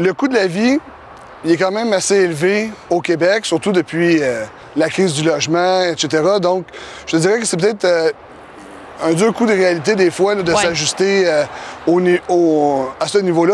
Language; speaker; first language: French; native; French